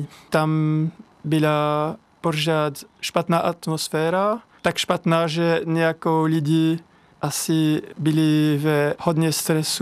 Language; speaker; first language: Czech; non-native, learner; French